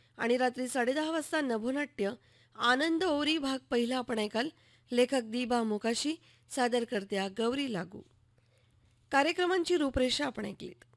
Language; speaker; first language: Marathi; native; Marathi